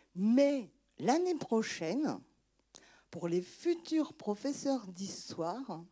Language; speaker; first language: French; native; French